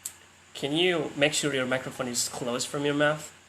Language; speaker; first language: English; non-native, fluent; Indonesian